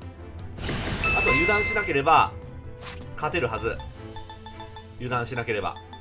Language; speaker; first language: Japanese; native; Japanese